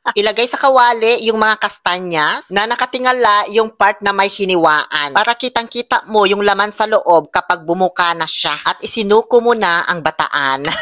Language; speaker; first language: Filipino; non-native, local second language; Pangasinan